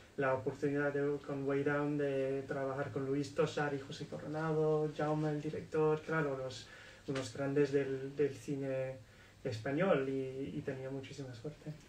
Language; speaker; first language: Spanish; non-native, fluent; English